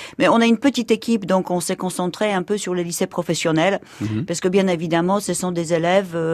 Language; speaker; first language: French; non-native, fluent; Polish